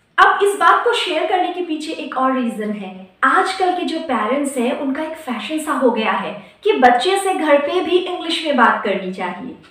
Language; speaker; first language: Hindi; non-native, local second language; Assamese